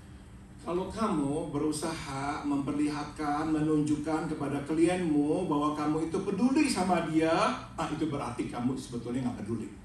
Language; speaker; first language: Indonesian; native; Indonesian